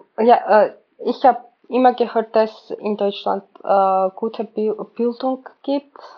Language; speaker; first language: German; non-native, learner; Georgian